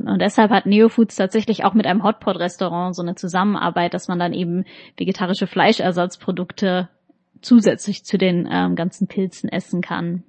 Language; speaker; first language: German; native; German